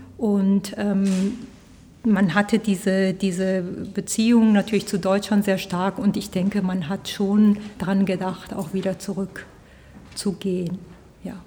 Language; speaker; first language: German; early bilingual, heritage; Spanish